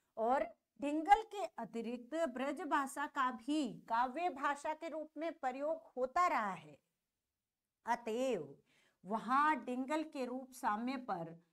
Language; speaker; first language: Hindi; native; Hindi